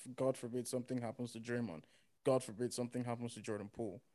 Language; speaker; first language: English; non-native, local second language; Yoruba